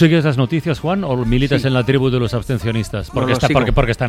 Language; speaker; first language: Spanish; native; Spanish